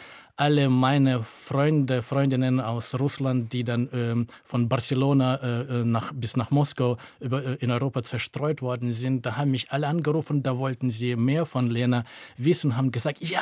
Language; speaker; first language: German; native; German